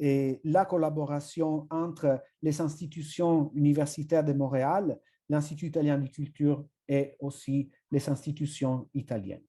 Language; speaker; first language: French; non-native, fluent; Italian